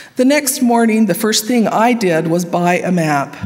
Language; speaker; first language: English; native; English